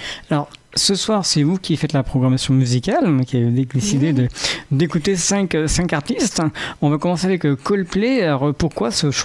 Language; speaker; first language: French; native; French